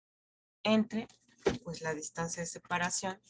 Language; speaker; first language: Spanish; native; Spanish